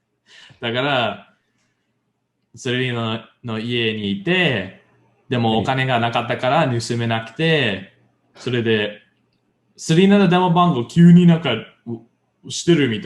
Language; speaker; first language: Japanese; non-native, learner; English